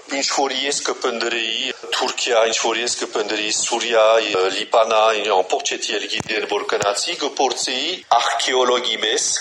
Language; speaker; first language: Armenian; early bilingual, heritage; Armenian